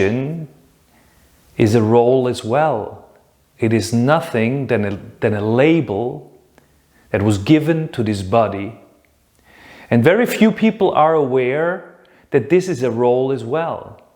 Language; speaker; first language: English; non-native, fluent; German